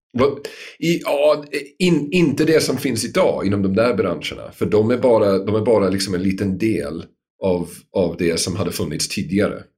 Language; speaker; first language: Swedish; non-native, fluent; English